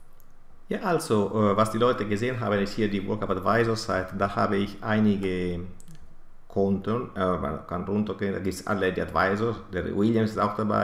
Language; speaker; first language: German; non-native, fluent; Italian